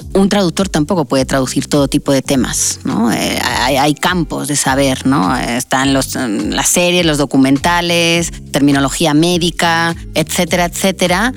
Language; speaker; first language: Spanish; native; Spanish